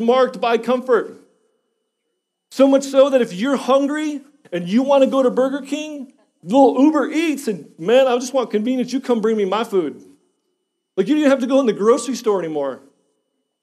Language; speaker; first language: English; native; English